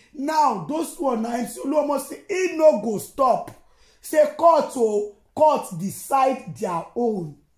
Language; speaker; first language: Nigerian Pidgin; non-native, local second language; Yoruba